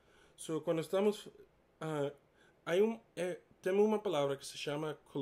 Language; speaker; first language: Portuguese; non-native, learner; English